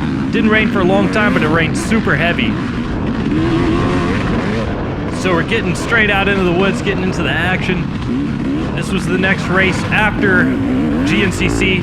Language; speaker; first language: English; native; English